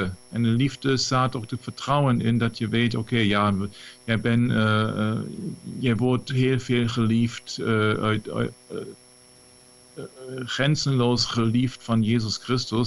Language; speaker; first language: Dutch; non-native, fluent; German